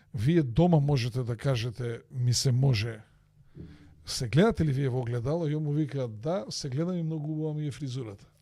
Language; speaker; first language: Macedonian; native; Macedonian